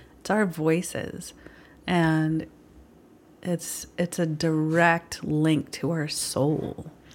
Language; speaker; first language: English; early bilingual, other home language; Filipino